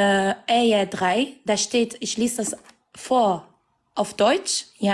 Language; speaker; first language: German; non-native, fluent; Arabic